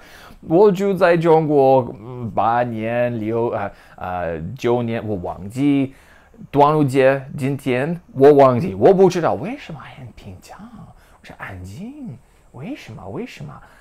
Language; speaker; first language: Chinese; non-native, learner; English